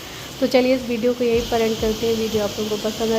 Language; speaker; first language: Hindi; native; Hindi